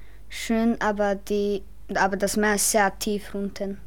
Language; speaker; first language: German; early bilingual, other home language; Croatian